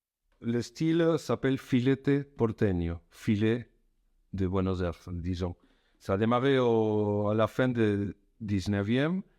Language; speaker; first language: French; non-native, fluent; Spanish